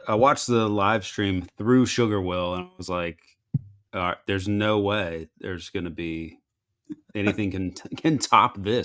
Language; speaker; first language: English; native; English